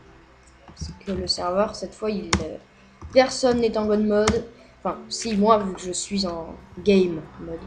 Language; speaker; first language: French; native; French